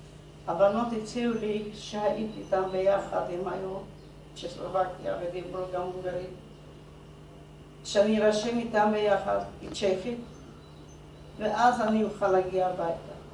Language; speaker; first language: Hebrew; non-native, fluent; Hungarian